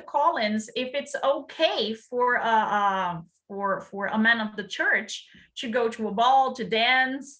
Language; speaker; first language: English; non-native, fluent; Portuguese